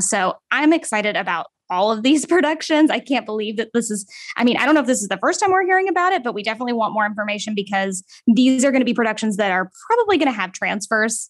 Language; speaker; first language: English; native; English